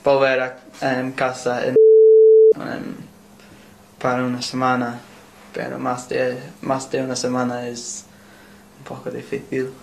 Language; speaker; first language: Spanish; non-native, learner; English